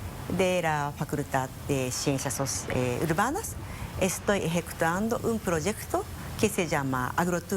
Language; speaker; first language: Spanish; non-native, fluent; Japanese